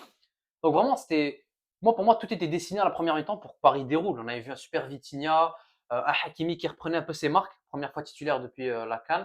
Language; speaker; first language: French; native; French